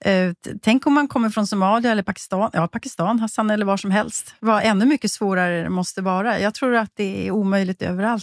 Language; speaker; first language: Swedish; native; Swedish